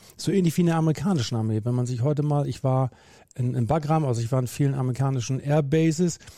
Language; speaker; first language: German; native; German